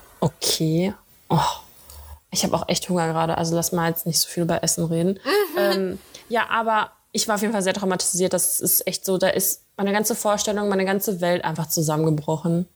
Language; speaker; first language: German; early bilingual, other home language; Russian